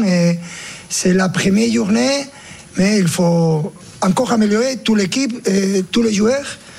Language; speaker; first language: French; non-native, learner; Spanish